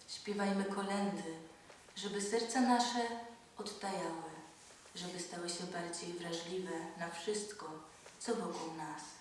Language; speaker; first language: Polish; native; Polish